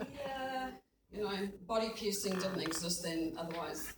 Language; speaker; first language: English; native; English